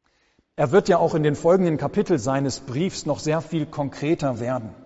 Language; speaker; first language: German; native; German